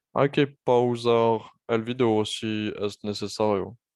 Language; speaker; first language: Spanish; non-native, fluent; French